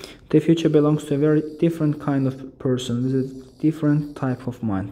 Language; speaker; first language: English; non-native, fluent; Azerbaijani